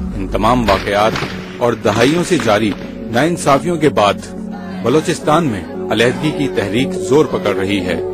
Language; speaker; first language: Urdu; native; Urdu